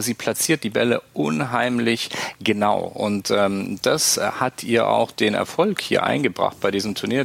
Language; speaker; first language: German; native; German